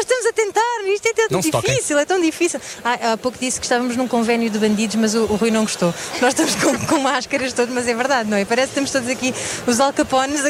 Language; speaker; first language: Portuguese; native; Portuguese